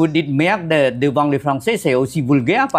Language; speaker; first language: French; non-native, fluent; Khmer